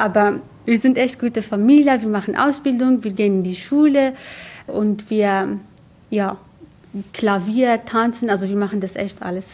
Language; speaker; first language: German; non-native, learner; Arabic